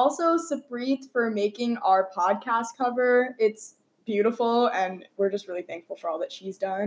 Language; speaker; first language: English; native; English